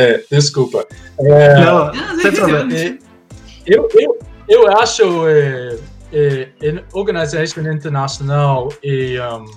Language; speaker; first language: Portuguese; non-native, learner; English